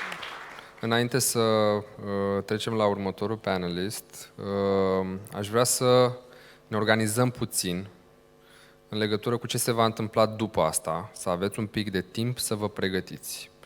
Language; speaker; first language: Romanian; native; Romanian